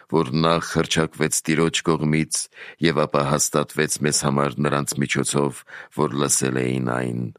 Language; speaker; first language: Armenian; native; Armenian